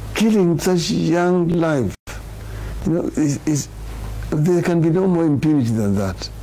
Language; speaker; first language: English; non-native, local second language; Swahili